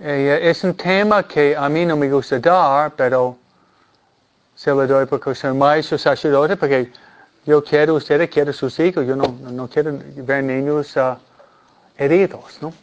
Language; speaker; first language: Spanish; non-native, fluent; English